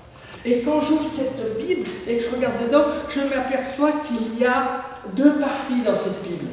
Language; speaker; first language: French; native; French